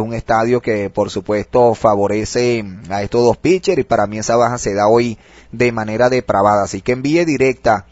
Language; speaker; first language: Spanish; native; Spanish